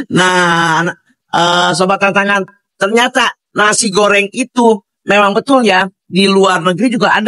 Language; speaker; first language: Indonesian; native; Indonesian